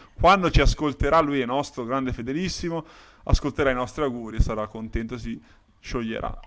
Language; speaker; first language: Italian; native; Italian